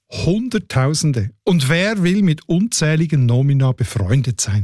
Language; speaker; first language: German; native; German